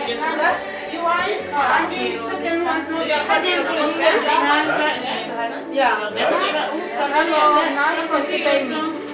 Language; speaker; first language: Norwegian; non-native, learner; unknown